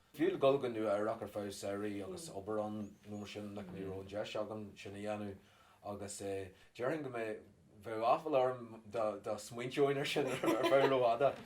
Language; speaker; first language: Irish; non-native, local second language; English